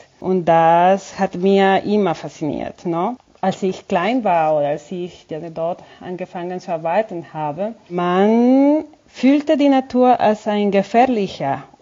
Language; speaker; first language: German; non-native, fluent; Spanish